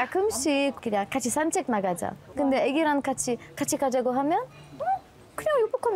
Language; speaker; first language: Korean; non-native, learner; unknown